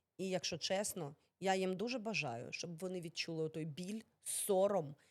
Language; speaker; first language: Ukrainian; early bilingual, other home language; Russian